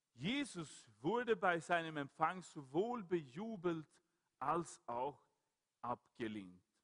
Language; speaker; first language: German; non-native, fluent; Swedish